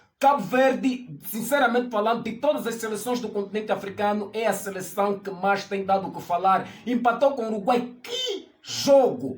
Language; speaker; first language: Portuguese; native; Portuguese